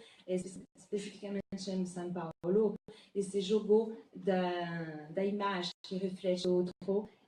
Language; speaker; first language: Portuguese; non-native, fluent; French